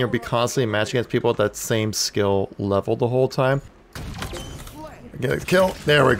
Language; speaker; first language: English; native; English